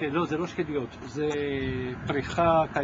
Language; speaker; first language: Hebrew; non-native, fluent; Ladino